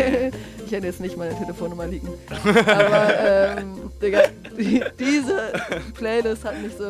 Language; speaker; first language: German; native; German